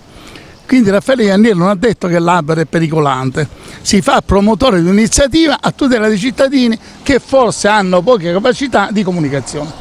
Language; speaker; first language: Italian; native; Italian